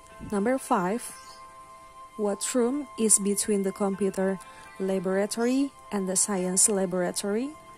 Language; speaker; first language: English; non-native, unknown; Indonesian